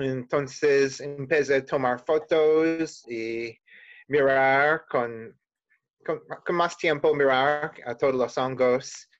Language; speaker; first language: Spanish; non-native, learner; English